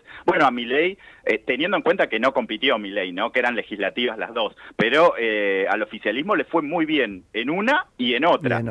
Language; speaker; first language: Spanish; native; Spanish